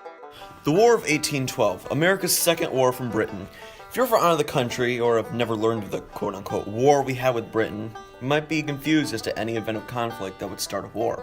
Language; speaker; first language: English; native; English